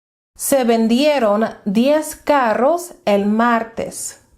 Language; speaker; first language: Spanish; non-native, fluent; English